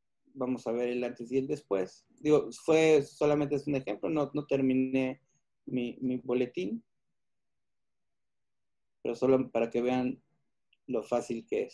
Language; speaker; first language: Spanish; native; Spanish